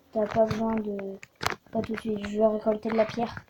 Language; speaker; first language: French; native; French